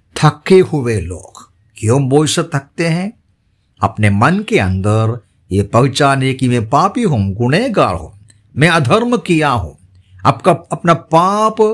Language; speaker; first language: Hindi; non-native, local second language; Malayalam